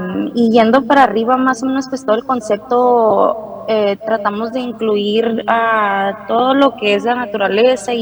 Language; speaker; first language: Spanish; early bilingual, heritage; Spanish